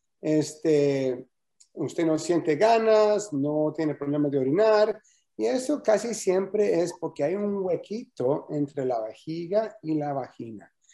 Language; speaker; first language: Spanish; early bilingual, heritage; Spanish